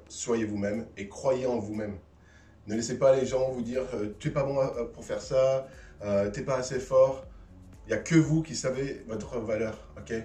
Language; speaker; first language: French; native; French